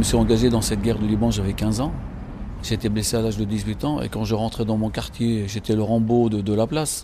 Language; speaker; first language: French; non-native, local second language; Arabic